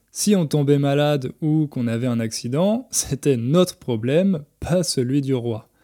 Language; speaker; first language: French; native; French